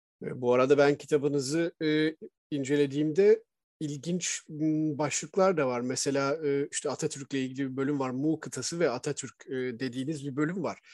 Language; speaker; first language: Turkish; native; Turkish